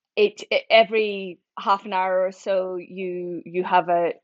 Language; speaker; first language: English; native; English